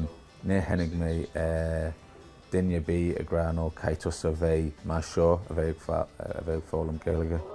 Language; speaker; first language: Irish; non-native, learner; English